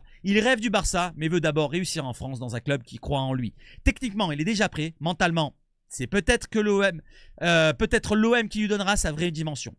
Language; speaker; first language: French; native; French